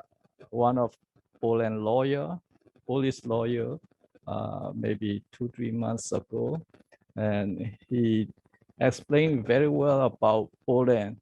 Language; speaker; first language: English; non-native, learner; Burmese